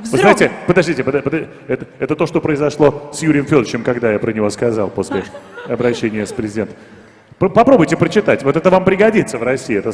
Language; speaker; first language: Russian; native; Russian